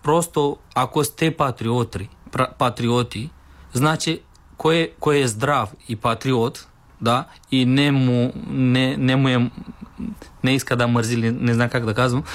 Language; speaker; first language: Bulgarian; non-native, learner; Romanian